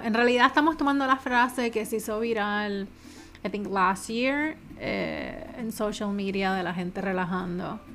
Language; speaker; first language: Spanish; native; Spanish